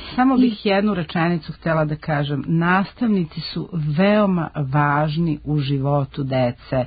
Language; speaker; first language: Serbian; native; Serbian